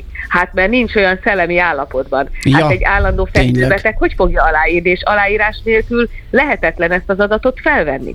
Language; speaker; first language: Hungarian; native; Hungarian